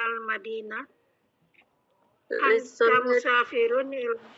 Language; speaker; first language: Arabic; non-native, learner; Indonesian